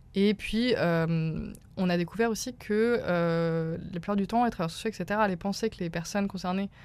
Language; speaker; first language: French; native; French